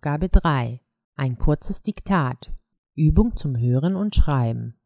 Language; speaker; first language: German; non-native, fluent; Croatian